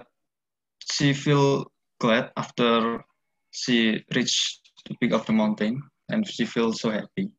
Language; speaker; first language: English; non-native, learner; Indonesian